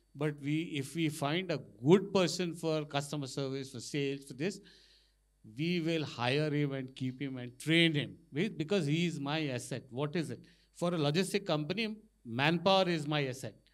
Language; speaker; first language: English; non-native, local second language; Marathi